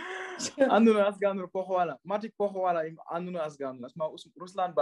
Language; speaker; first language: Armenian; non-native, learner; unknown